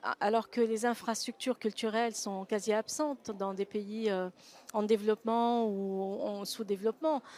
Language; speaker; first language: French; non-native, local second language; Arabic